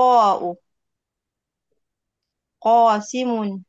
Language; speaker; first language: Arabic; non-native, learner; Indonesian